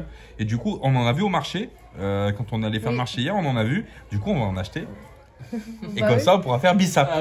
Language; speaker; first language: French; native; French